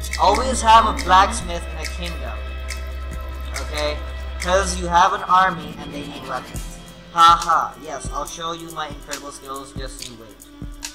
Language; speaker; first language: English; non-native, local second language; Urdu